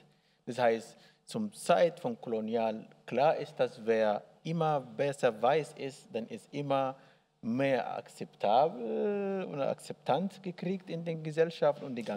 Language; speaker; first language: German; non-native, learner; Arabic